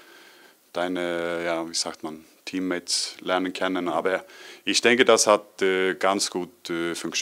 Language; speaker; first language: German; non-native, learner; Icelandic